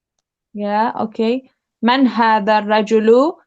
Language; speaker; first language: Arabic; non-native, learner; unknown